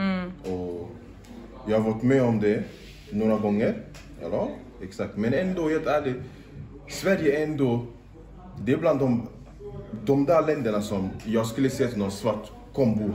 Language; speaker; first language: Swedish; non-native, local second language; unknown